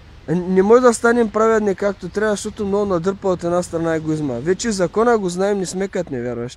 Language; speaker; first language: Bulgarian; native; Bulgarian